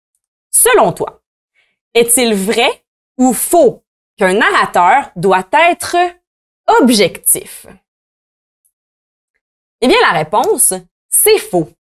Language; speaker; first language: French; native; French